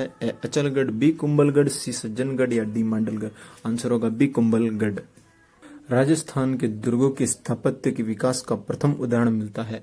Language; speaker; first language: Hindi; native; Hindi